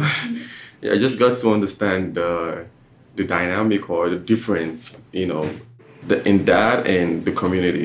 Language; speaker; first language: English; non-native, local second language; Yoruba